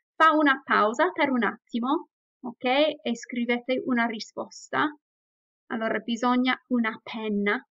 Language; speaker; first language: Italian; non-native, fluent; English